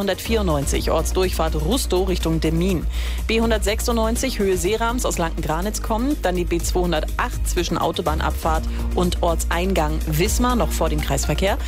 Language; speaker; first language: German; native; German